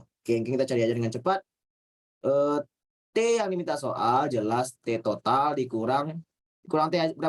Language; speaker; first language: Indonesian; native; Indonesian